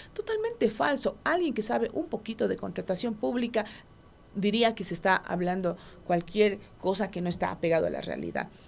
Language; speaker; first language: Spanish; non-native, local second language; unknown